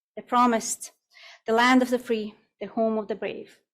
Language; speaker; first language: English; non-native, fluent; Russian